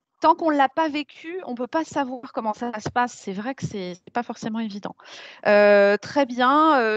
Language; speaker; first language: French; native; French